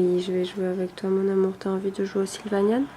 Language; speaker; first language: French; native; French